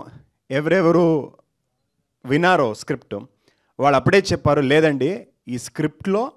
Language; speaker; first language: Telugu; non-native, learner; Kannada